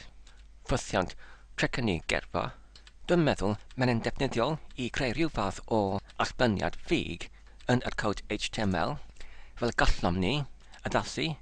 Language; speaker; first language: Welsh; non-native, fluent; English